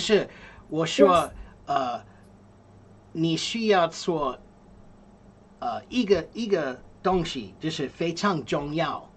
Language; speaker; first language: Chinese; non-native, learner; English